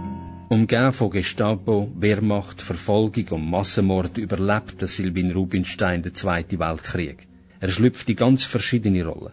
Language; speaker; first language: German; native; German